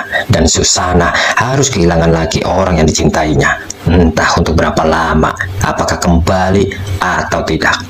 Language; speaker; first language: Indonesian; native; Indonesian